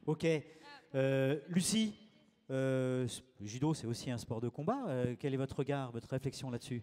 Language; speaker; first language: French; native; French